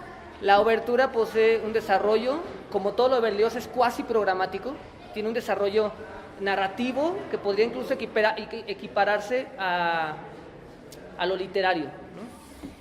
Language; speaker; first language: Spanish; native; Spanish